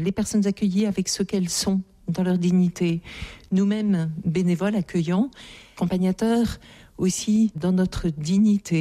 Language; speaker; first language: French; native; French